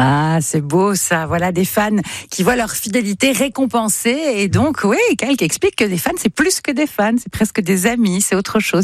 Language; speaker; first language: French; native; French